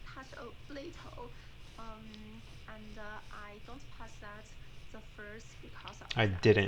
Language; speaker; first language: English; non-native, learner; Chinese